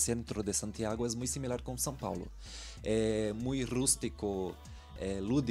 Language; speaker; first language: Spanish; non-native, learner; Portuguese